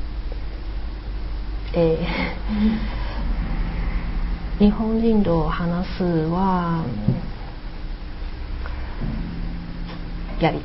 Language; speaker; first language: Japanese; non-native, learner; Chinese